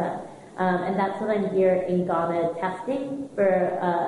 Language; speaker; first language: English; native; English